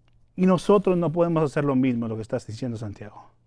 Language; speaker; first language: Spanish; native; Spanish